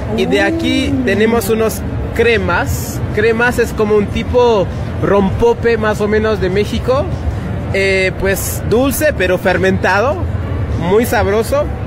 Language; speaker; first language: Spanish; non-native, fluent; Haitian Creole